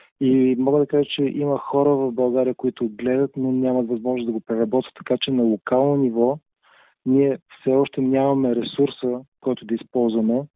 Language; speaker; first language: Bulgarian; native; Bulgarian